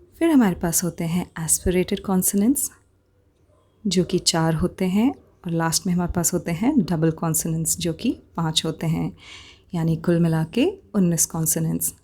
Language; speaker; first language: Hindi; native; Hindi